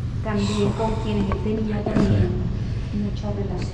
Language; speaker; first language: Spanish; native; Spanish